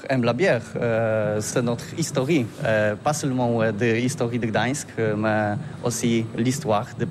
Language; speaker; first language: French; non-native, learner; Polish